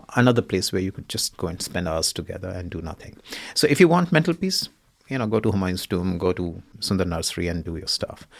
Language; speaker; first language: English; non-native, local second language; Hindi